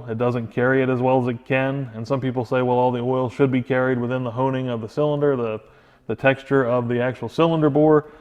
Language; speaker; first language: English; native; English